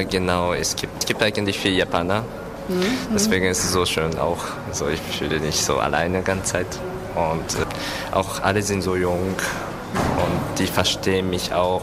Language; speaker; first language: German; non-native, learner; Japanese